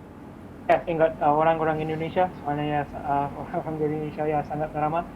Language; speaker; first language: Indonesian; non-native, fluent; English